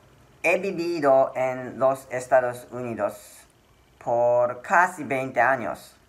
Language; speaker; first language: Spanish; non-native, learner; Japanese